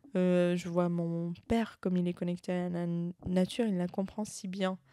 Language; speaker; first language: French; native; French